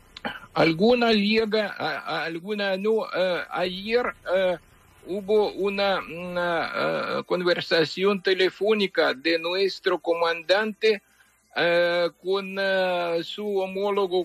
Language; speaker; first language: Spanish; non-native, fluent; Ukrainian